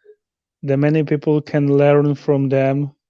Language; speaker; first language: English; non-native, learner; Polish